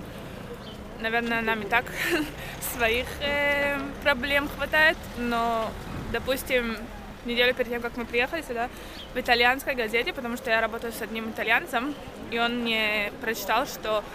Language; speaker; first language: Russian; early bilingual, heritage; Russian